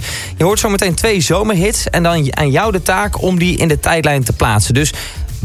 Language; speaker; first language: Dutch; native; Dutch